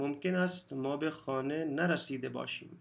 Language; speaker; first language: Persian; non-native, fluent; Urdu